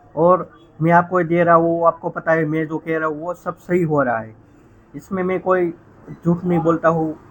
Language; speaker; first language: Hindi; non-native, local second language; Gujarati